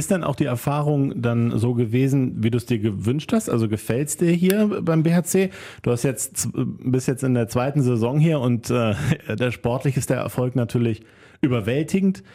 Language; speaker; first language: German; native; German